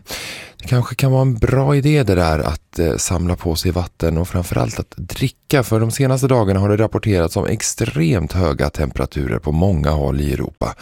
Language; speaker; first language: Swedish; native; Swedish